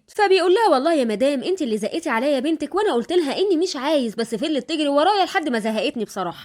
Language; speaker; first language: Arabic; native; Arabic